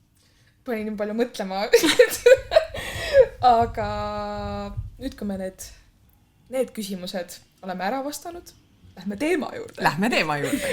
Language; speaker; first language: Estonian; native; Estonian